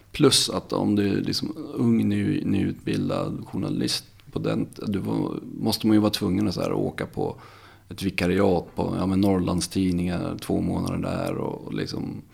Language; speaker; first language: Swedish; native; Swedish